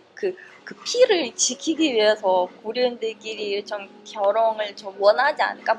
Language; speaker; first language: Korean; non-native, fluent; Russian